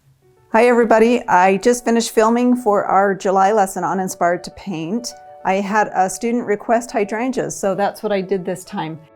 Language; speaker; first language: English; native; English